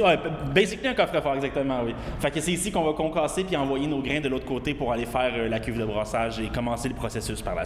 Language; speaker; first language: French; native; French